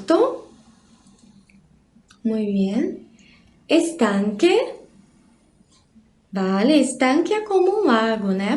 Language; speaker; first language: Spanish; non-native, fluent; Portuguese